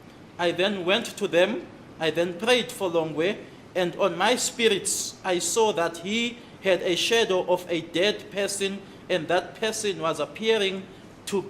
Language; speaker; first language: English; non-native, local second language; Zulu